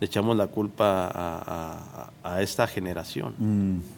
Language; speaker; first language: Spanish; native; Spanish